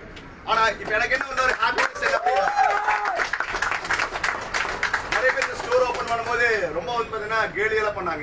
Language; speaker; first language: Tamil; native; Tamil